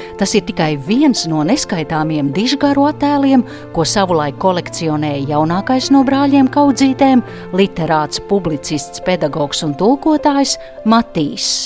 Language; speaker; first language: Latvian; native; Latvian